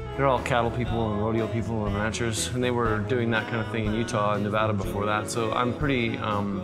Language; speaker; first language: English; native; English